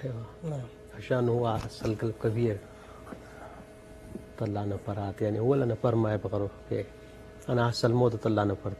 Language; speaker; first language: Arabic; non-native, learner; Turkish